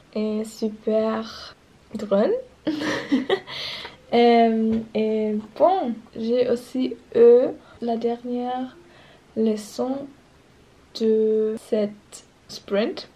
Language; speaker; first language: French; non-native, learner; German